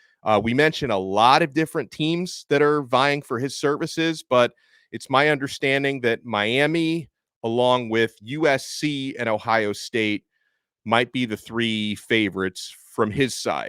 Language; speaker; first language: English; native; English